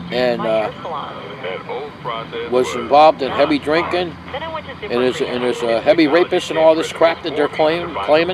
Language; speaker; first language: English; native; English